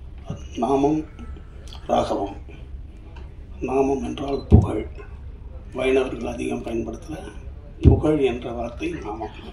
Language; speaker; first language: Tamil; native; Tamil